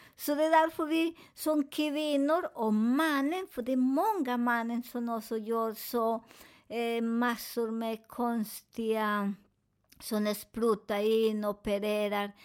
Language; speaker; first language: Swedish; non-native, learner; Spanish